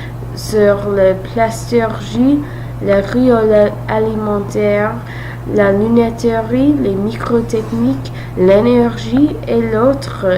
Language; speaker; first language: French; non-native, learner; English